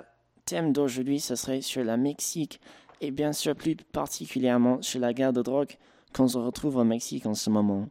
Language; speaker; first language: French; native; French